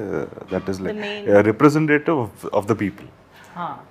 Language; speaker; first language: Telugu; native; Telugu